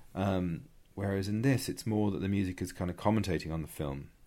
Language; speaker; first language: English; native; English